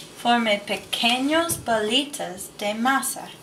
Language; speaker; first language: Spanish; non-native, learner; English